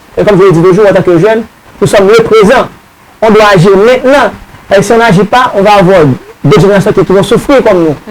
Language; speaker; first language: French; non-native, local second language; Haitian Creole